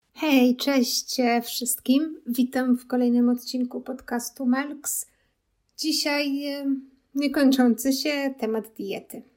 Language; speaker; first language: Polish; native; Polish